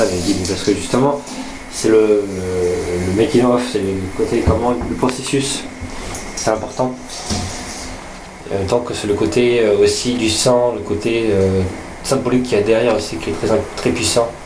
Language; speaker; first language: French; native; French